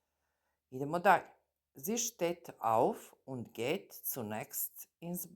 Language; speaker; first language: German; non-native, fluent; Serbian